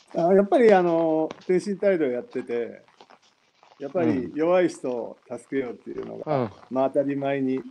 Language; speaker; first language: Japanese; native; Japanese